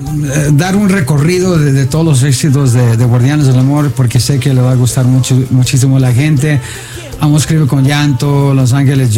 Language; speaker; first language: Spanish; early bilingual, heritage; Spanish